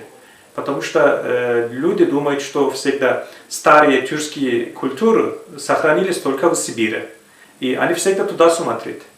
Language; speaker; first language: Russian; non-native, fluent; Turkish